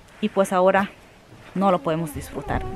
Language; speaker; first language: Spanish; native; Spanish